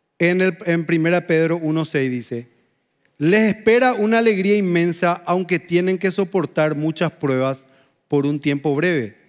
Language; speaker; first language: Spanish; native; Spanish